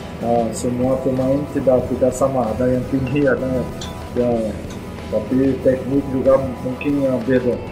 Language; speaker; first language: Indonesian; non-native, fluent; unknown